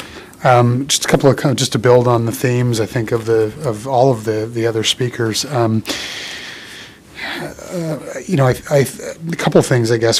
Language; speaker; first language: English; native; English